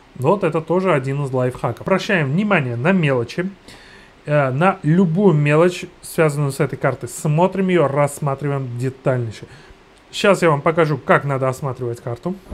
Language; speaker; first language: Russian; non-native, fluent; Georgian